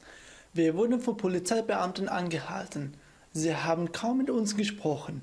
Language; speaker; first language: German; non-native, fluent; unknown